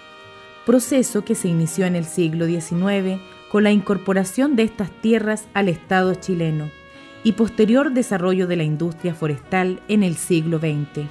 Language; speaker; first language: Spanish; native; Spanish